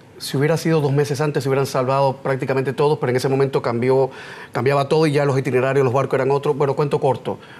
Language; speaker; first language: Spanish; native; Spanish